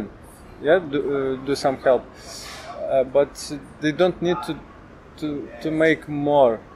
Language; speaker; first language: English; non-native, learner; Ukrainian